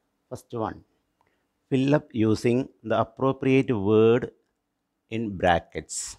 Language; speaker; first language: English; non-native, local second language; Malayalam